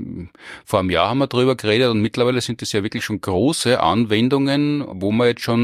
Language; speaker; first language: German; native; German